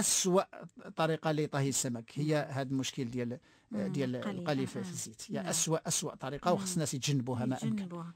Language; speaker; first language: Arabic; native; Arabic